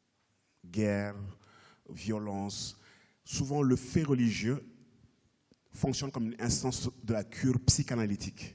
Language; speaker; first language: French; native; French